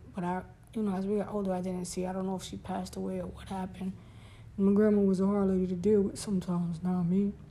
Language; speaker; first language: English; native; English